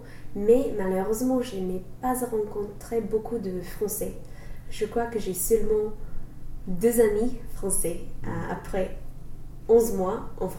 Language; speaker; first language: French; non-native, learner; English